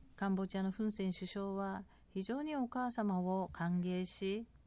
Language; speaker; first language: Japanese; non-native, fluent; Korean